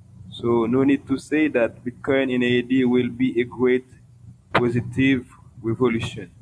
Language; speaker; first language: English; non-native, local second language; Haitian Creole